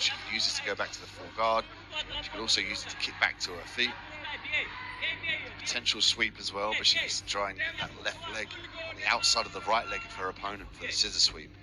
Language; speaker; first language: English; native; English